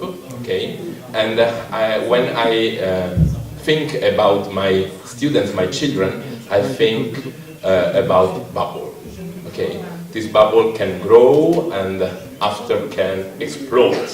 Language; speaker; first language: English; non-native, learner; Italian